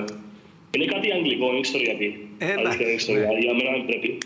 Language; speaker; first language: Greek; early bilingual, other home language; English